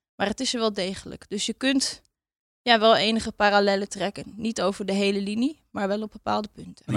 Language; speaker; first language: Dutch; native; Dutch